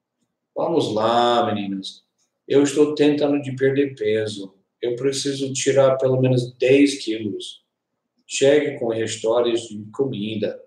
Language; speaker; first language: Portuguese; non-native, learner; English